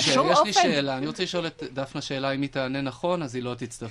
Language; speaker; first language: Hebrew; native; Hebrew